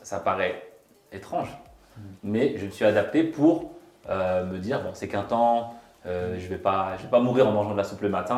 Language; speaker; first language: French; native; French